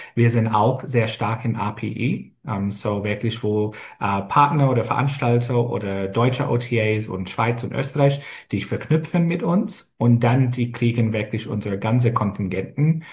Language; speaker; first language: German; non-native, fluent; English